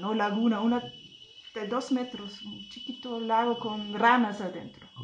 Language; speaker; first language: Spanish; non-native, fluent; German